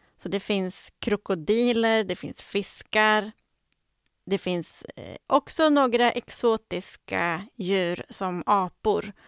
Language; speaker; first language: Swedish; native; Swedish